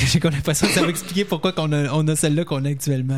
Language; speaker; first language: French; native; French